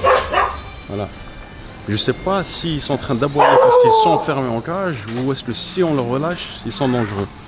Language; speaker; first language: French; native; French